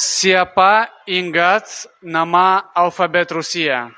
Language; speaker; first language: Indonesian; non-native, learner; Russian